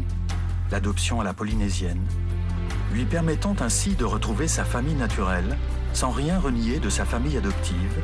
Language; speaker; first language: French; native; French